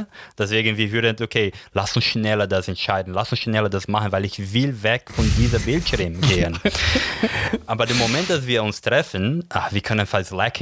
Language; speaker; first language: German; non-native, learner; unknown